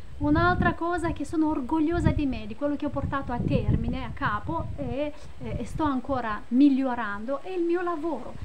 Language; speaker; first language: Italian; non-native, fluent; Romanian